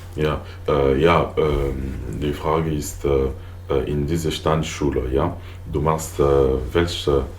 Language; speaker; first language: German; non-native, learner; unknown